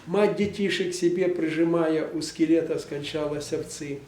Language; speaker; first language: Russian; non-native, local second language; Ukrainian